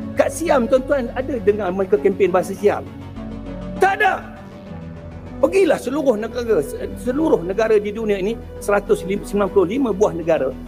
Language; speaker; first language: Malay; native; Malay